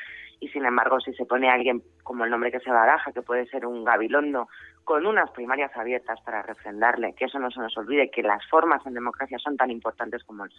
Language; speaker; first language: Spanish; native; Spanish